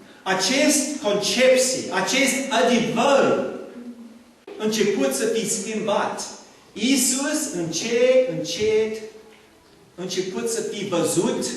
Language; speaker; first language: Romanian; non-native, learner; English